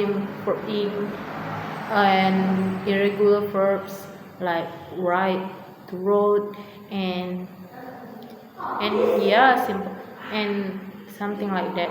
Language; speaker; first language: English; non-native, learner; Indonesian